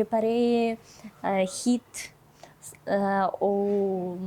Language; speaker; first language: French; non-native, learner; Russian